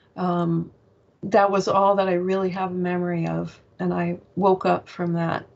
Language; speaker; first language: English; native; English